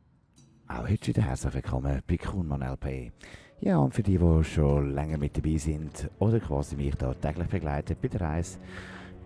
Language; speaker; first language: German; native; German